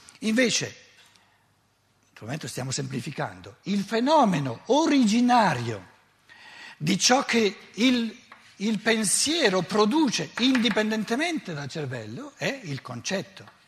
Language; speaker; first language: Italian; native; Italian